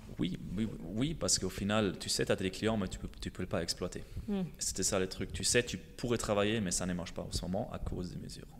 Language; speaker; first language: French; non-native, fluent; German